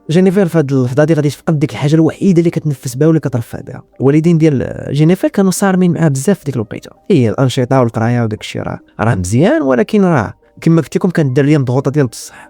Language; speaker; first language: Arabic; native; Arabic